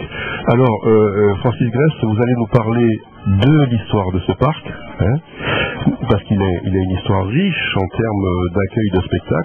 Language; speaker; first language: French; native; French